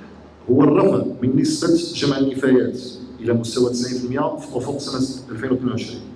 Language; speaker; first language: Arabic; native; Arabic